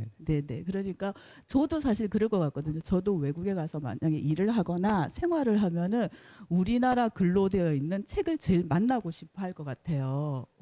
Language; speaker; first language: Korean; native; Korean